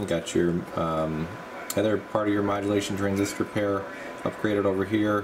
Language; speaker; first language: English; native; English